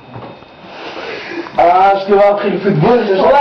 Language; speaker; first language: French; native; French